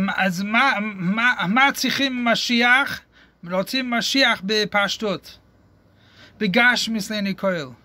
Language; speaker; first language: Hebrew; non-native, fluent; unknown